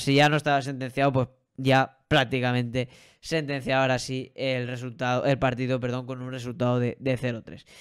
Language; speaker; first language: Spanish; native; Spanish